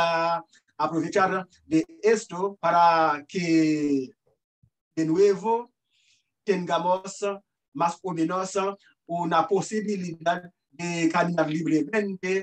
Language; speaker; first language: Spanish; non-native, fluent; Haitian Creole